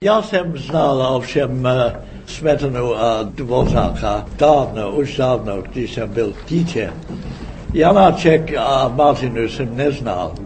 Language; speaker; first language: Czech; non-native, fluent; English